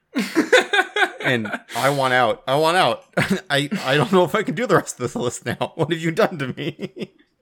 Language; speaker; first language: English; native; English